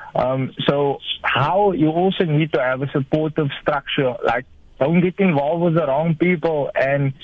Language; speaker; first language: English; native; English